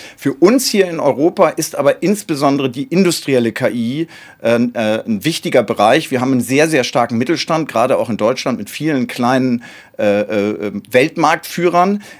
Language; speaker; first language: German; native; German